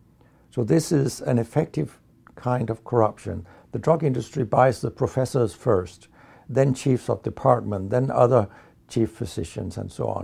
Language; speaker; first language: English; non-native, fluent; Danish